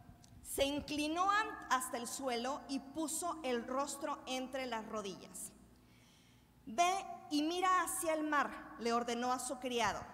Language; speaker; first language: Spanish; native; Spanish